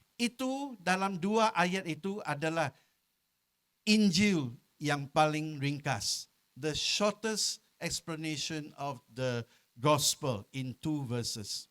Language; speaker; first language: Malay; non-native, local second language; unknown